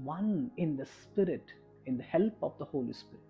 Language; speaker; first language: English; non-native, local second language; Kannada